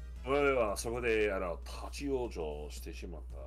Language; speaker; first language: Japanese; non-native, fluent; English